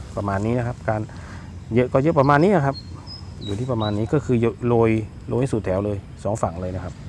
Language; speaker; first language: Thai; non-native, local second language; Northeastern Thai